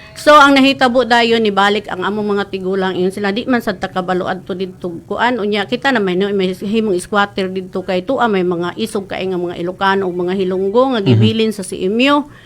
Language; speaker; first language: Cebuano; non-native, local second language; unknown